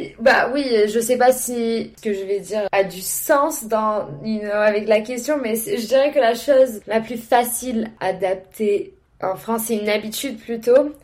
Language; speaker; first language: French; non-native, fluent; English